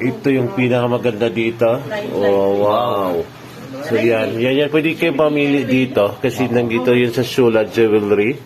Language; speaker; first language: Filipino; native; Filipino